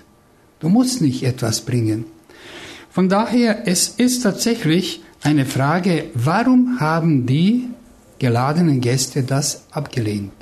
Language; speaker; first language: German; non-native, fluent; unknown